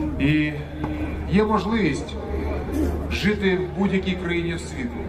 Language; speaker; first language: Ukrainian; non-native, local second language; Russian